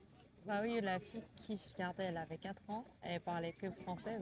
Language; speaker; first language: French; non-native, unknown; Korean